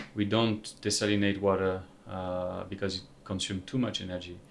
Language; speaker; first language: English; non-native, fluent; French